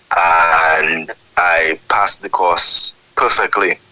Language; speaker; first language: English; native; English